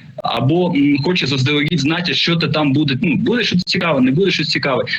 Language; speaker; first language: Ukrainian; non-native, local second language; Russian